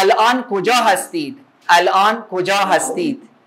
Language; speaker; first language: Persian; non-native, fluent; Urdu